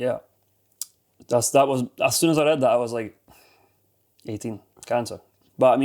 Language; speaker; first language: English; native; English